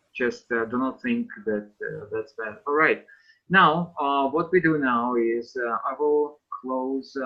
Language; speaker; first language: English; non-native, fluent; Russian